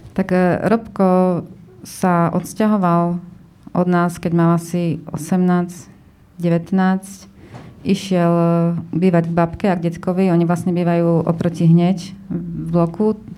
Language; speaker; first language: Slovak; native; Slovak